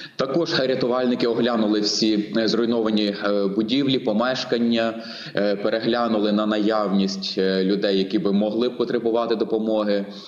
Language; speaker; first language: Ukrainian; native; Ukrainian